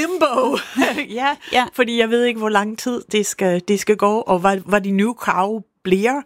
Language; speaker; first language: Danish; non-native, fluent; English